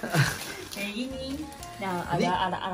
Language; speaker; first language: Indonesian; non-native, learner; Japanese